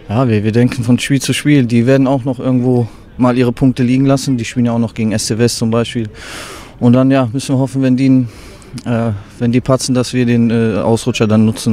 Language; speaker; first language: German; native; German